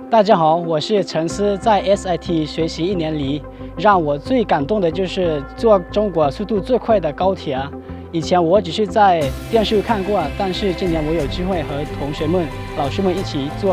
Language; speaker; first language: Chinese; non-native, learner; Lao